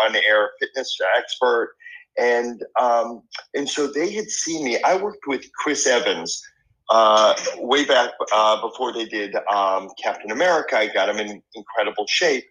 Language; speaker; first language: English; early bilingual, other home language; Spanish